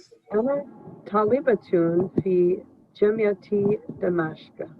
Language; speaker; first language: Arabic; non-native, learner; English